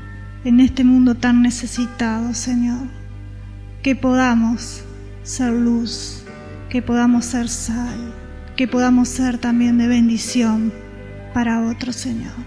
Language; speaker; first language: Spanish; native; Spanish